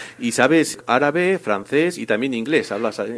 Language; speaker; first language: Spanish; native; Spanish